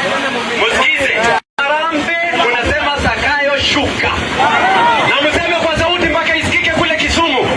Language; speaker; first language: Swahili; non-native, local second language; Kalenjin